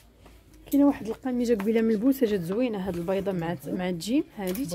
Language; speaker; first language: Arabic; native; Arabic